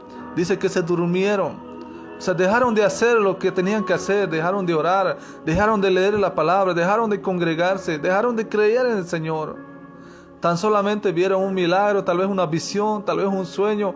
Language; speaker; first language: Spanish; native; Spanish